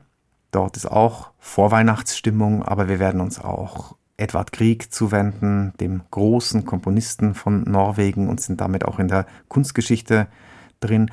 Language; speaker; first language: German; native; German